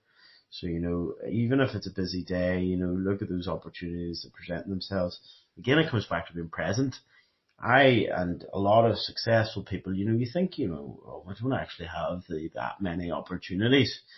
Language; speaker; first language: English; native; English